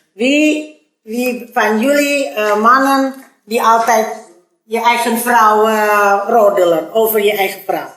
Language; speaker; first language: Dutch; non-native, learner; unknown